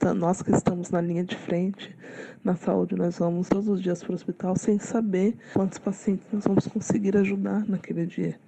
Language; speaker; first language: Portuguese; native; Portuguese